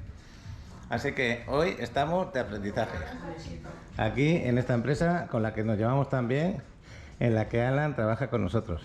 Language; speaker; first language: Spanish; native; Spanish